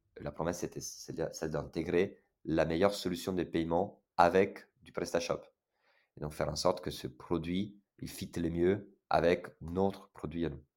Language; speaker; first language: French; non-native, fluent; Italian